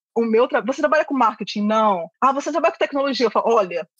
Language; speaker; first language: Portuguese; native; Portuguese